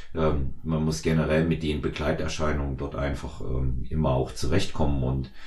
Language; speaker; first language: German; native; German